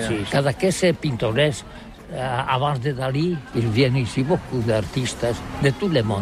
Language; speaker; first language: French; non-native, learner; Catalan